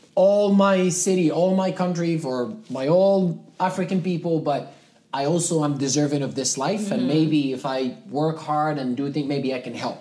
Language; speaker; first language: English; non-native, fluent; Central Atlas Tamazight